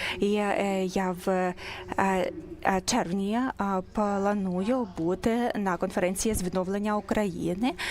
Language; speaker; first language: Ukrainian; non-native, learner; English